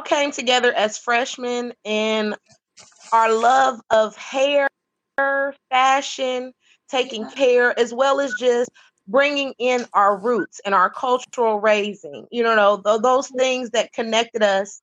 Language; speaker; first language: English; native; English